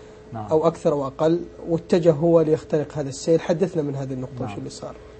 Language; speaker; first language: Arabic; native; Arabic